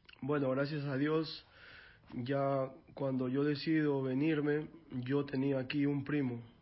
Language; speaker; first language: Spanish; native; Spanish